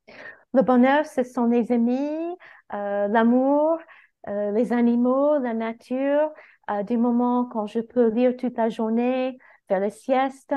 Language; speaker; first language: French; non-native, fluent; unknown